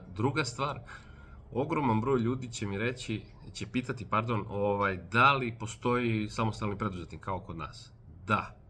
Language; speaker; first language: Bosnian; native; Bosnian